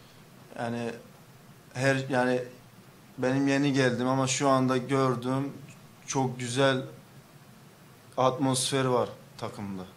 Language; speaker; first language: Turkish; early bilingual, heritage; English